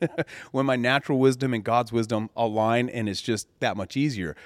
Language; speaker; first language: English; native; English